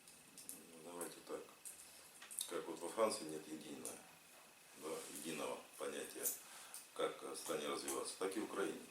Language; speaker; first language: Russian; native; Russian